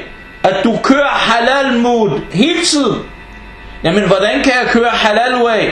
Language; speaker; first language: Danish; early bilingual, other home language; Arabic